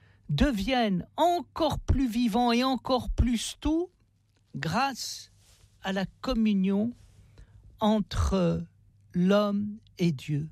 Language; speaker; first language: French; native; French